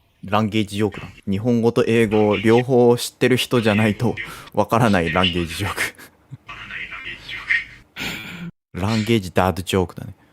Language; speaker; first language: Japanese; native; Japanese